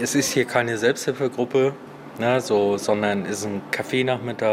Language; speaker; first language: German; native; German